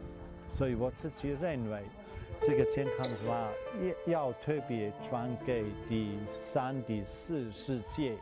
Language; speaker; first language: Chinese; non-native, fluent; German